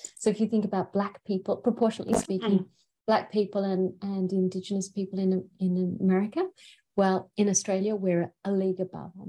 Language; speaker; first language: English; native; English